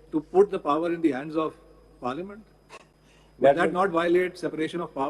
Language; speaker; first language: English; non-native, local second language; Urdu